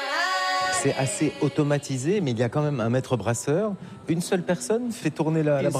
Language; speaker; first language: French; native; French